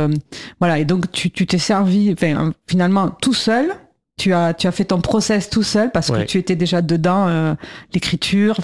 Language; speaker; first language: French; native; French